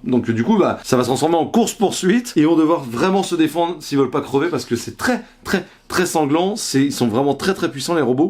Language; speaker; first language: French; native; French